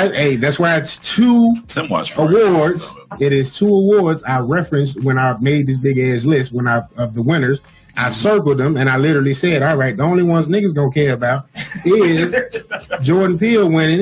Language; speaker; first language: English; native; English